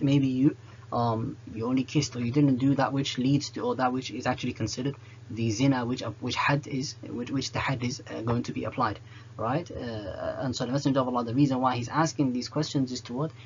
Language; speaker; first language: English; native; English